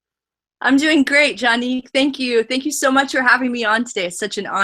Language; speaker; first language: English; native; English